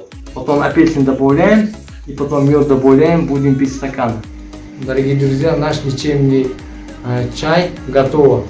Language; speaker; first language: Russian; non-native, learner; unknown